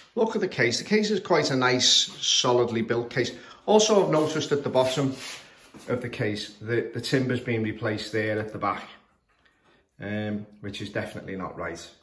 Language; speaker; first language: English; native; English